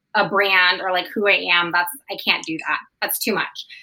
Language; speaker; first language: English; native; English